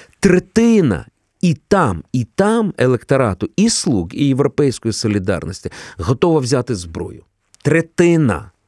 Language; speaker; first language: Ukrainian; non-native, local second language; Russian